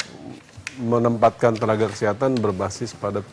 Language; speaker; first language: Indonesian; native; Indonesian